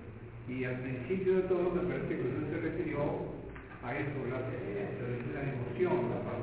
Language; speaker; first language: Spanish; native; Spanish